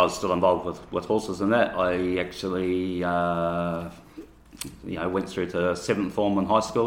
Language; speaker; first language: English; native; English